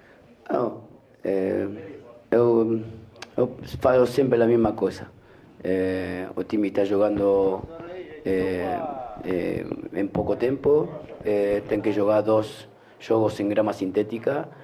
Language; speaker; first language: Portuguese; non-native, learner; Spanish